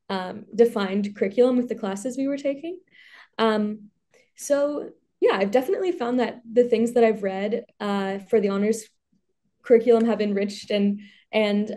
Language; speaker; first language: English; native; English